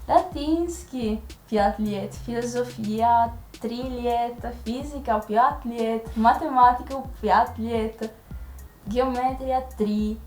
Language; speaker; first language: Russian; non-native, learner; Italian